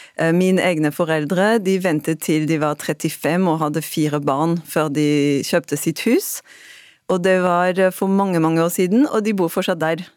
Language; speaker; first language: Norwegian; non-native, fluent; French